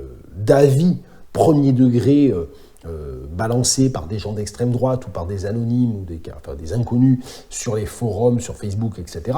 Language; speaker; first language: French; native; French